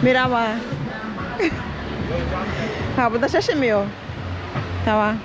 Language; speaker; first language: Turkish; non-native, learner; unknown